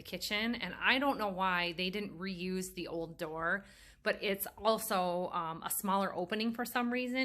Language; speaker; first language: English; native; English